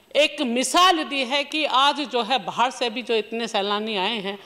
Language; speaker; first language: Hindi; native; Hindi